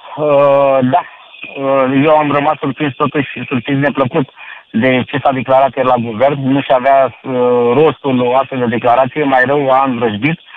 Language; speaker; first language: Romanian; native; Romanian